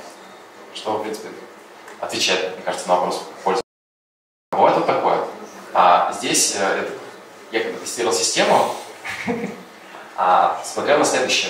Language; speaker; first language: Russian; native; Russian